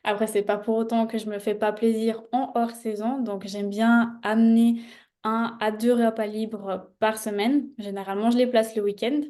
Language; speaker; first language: French; native; French